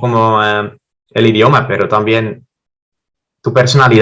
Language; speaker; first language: Spanish; non-native, fluent; Dutch